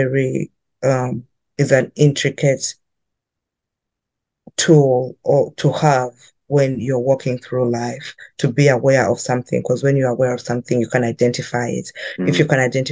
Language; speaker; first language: English; non-native, local second language; Ganda